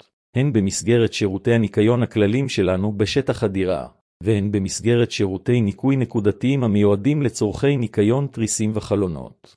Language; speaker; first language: Hebrew; native; Hebrew